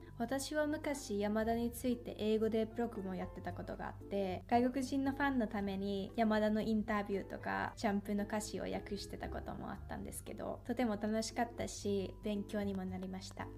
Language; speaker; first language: Japanese; non-native, fluent; Finnish